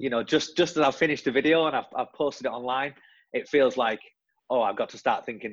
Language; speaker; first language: English; native; English